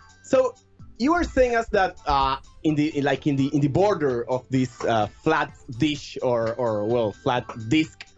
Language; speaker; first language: English; non-native, fluent; Spanish